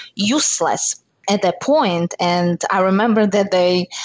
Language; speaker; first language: English; non-native, fluent; Slovak